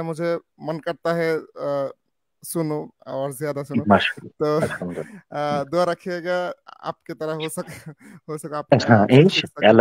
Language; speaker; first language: Hindi; non-native, learner; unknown